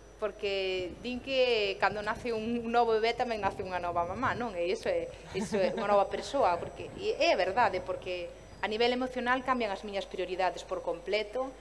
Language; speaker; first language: Galician; native; Galician